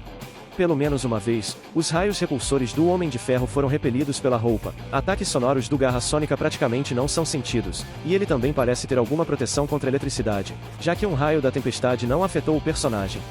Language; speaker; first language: Portuguese; native; Portuguese